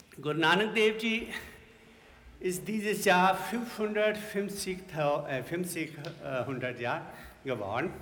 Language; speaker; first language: German; non-native, learner; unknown